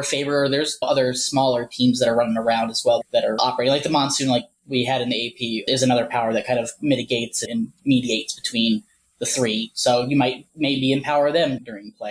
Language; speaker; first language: English; native; English